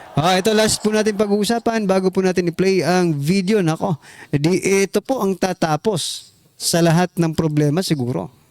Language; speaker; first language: Filipino; non-native, local second language; Waray